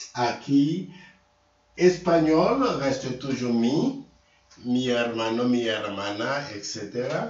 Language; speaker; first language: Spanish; non-native, learner; Haitian Creole